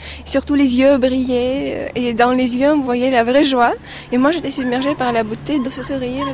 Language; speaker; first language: French; non-native, fluent; Russian